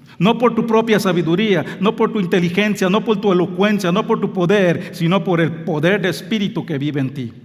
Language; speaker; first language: Spanish; non-native, local second language; English